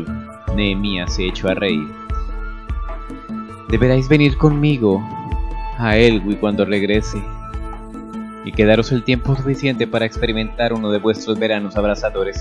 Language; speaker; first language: Spanish; native; Spanish